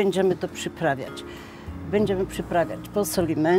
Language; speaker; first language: Polish; native; Polish